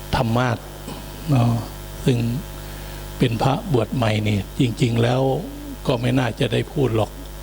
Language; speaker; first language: Thai; native; Thai